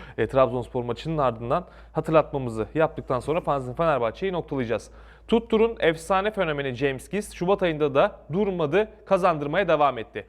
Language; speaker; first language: Turkish; native; Turkish